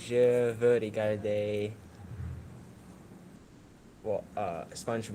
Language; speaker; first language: French; non-native, learner; English